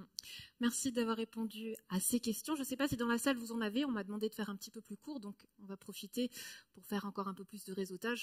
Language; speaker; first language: French; native; French